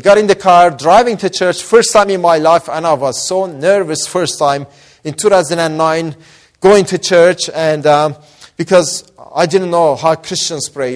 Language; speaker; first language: English; non-native, fluent; Persian